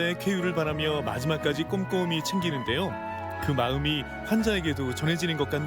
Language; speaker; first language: Korean; native; Korean